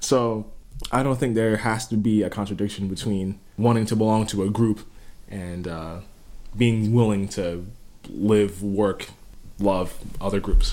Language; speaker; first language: English; native; English